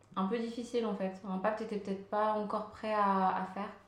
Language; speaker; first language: French; early bilingual, other home language; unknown